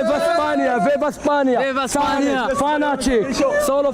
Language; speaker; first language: Spanish; non-native, learner; Arabic